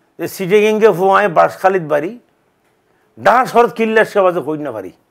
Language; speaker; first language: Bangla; native; Bangla